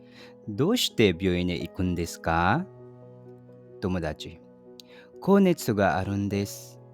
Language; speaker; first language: Japanese; non-native, fluent; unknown